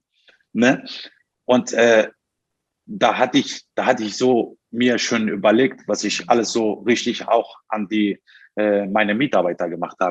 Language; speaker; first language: German; non-native, fluent; Turkish